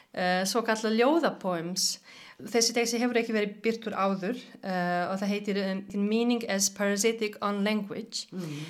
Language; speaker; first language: Icelandic; non-native, fluent; Serbian